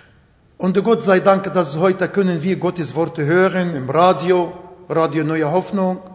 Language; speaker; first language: German; non-native, fluent; Arabic